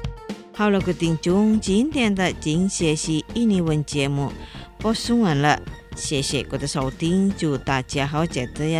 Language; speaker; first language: Chinese; non-native, fluent; Indonesian